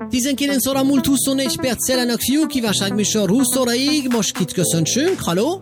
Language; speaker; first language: Hungarian; non-native, fluent; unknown